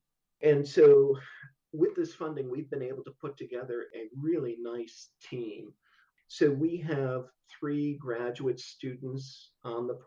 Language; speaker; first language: English; native; English